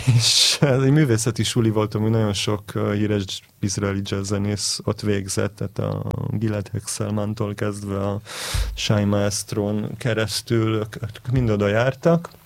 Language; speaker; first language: Hungarian; early bilingual, heritage; Hebrew